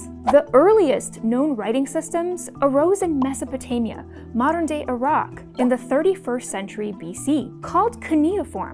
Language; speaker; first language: English; native; English